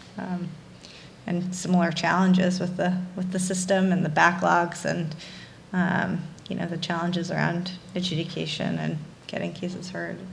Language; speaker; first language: English; early bilingual, other home language; Persian